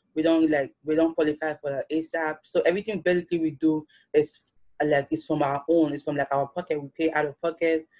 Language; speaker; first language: English; non-native, local second language; Yoruba